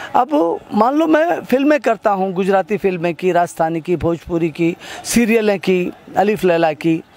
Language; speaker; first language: Hindi; non-native, local second language; Gujarati